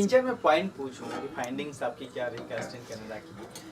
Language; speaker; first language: Hindi; native; Hindi